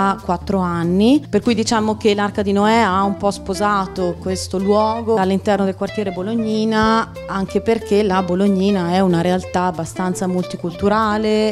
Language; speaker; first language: Italian; native; Italian